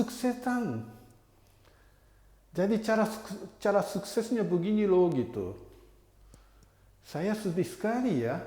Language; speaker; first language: Indonesian; non-native, fluent; Japanese